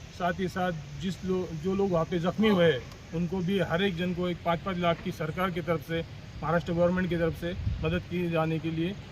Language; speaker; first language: Hindi; native; Hindi